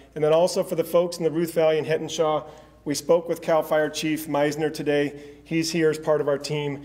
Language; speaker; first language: English; native; English